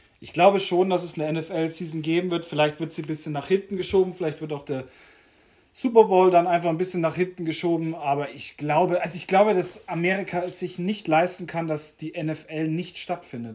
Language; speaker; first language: German; native; German